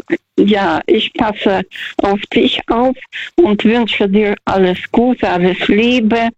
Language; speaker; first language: German; early bilingual, heritage; German